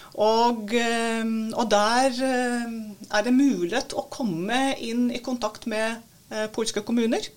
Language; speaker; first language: Norwegian; non-native, fluent; Latvian